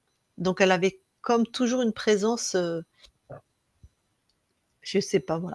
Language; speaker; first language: French; native; French